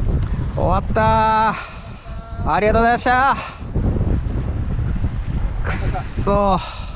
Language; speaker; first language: Japanese; native; Japanese